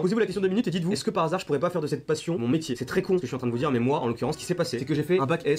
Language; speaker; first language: French; native; French